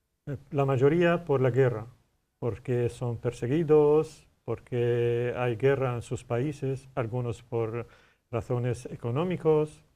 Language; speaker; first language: Spanish; non-native, learner; Arabic